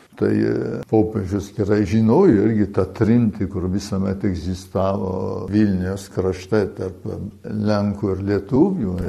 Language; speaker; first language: Lithuanian; early bilingual, heritage; Lithuanian